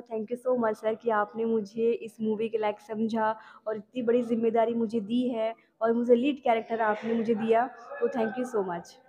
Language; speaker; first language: Hindi; non-native, local second language; Marathi